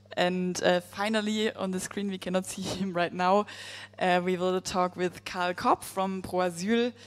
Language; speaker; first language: English; non-native, fluent; German